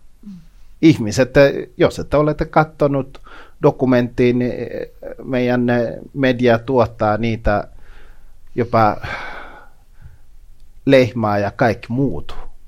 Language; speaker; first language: Finnish; non-native, fluent; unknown